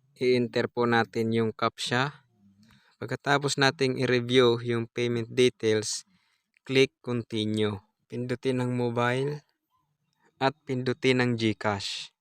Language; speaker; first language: Filipino; native; Filipino